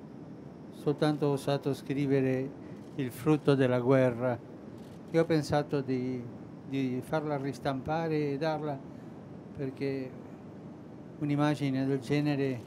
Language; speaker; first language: Italian; non-native, fluent; Spanish